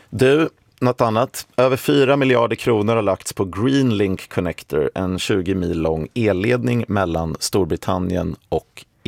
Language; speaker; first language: Swedish; native; Swedish